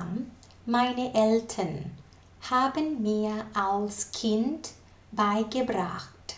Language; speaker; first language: German; non-native, fluent; Thai